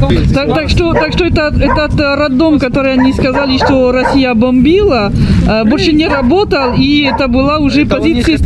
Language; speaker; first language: Russian; non-native, learner; French